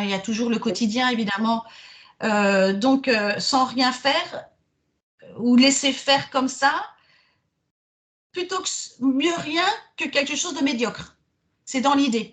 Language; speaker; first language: French; native; French